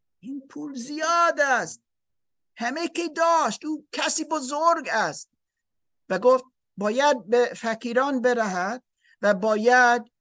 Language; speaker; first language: Persian; non-native, learner; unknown